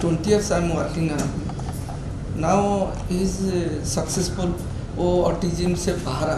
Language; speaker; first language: Hindi; non-native, local second language; Odia